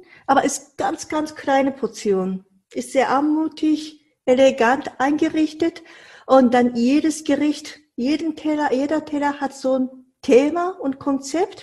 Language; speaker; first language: German; non-native, fluent; Japanese